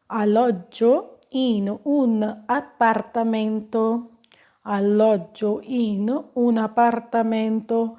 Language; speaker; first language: Italian; non-native, fluent; Punjabi